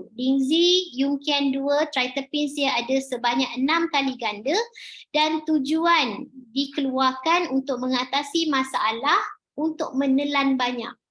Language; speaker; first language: Malay; native; Malay